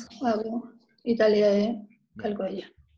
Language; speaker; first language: Korean; non-native, learner; Spanish